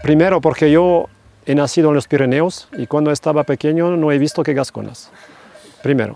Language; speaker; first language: Spanish; non-native, fluent; French